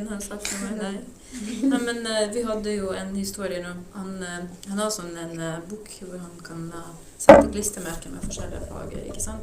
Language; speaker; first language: Norwegian; non-native, fluent; Ukrainian